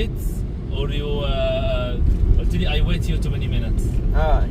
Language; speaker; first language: English; non-native, learner; Arabic